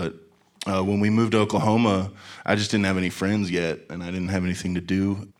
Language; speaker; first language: English; native; English